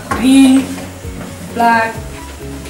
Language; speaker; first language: English; non-native, learner; Catalan